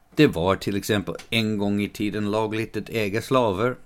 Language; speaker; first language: Swedish; non-native, fluent; English